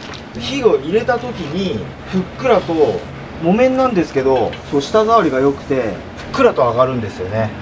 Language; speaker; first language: Japanese; native; Japanese